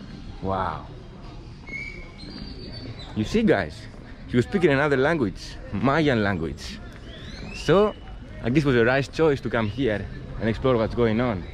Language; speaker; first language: English; non-native, fluent; Greek